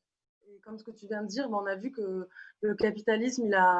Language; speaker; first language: French; native; French